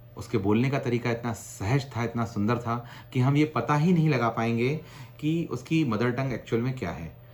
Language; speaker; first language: Hindi; non-native, local second language; Gujarati